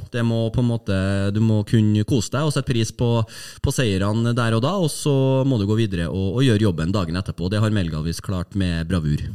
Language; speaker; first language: Norwegian; native; Norwegian